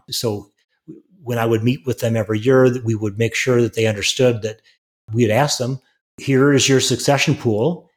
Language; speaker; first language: English; native; English